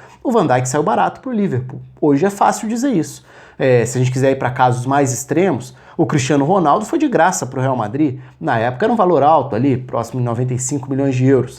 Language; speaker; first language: Portuguese; native; Portuguese